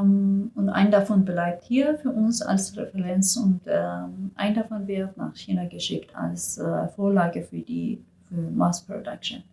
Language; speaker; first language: German; non-native, learner; Persian